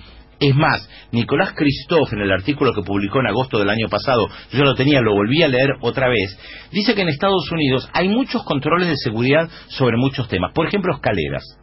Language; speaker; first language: Spanish; native; Spanish